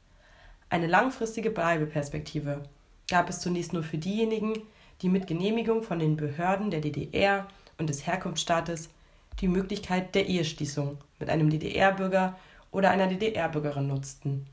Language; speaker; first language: German; native; German